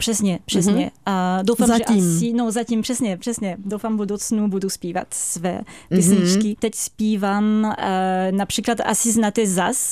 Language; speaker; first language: Czech; non-native, fluent; French